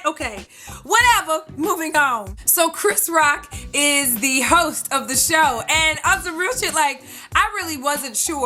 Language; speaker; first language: English; native; English